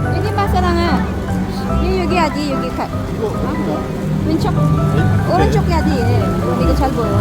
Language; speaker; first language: Korean; non-native, learner; Filipino